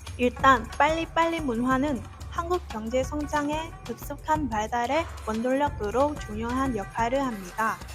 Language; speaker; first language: Korean; non-native, learner; Vietnamese